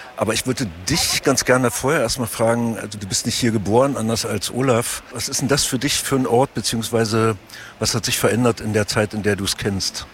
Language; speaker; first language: German; native; German